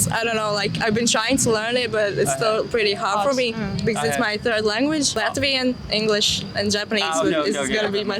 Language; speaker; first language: English; non-native, fluent; Latvian